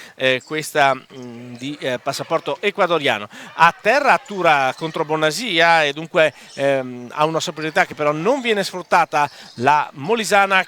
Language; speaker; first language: Italian; native; Italian